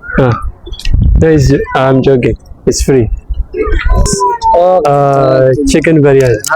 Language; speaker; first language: English; non-native, learner; Burmese